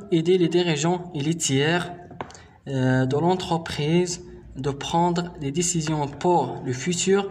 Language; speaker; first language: French; non-native, local second language; Arabic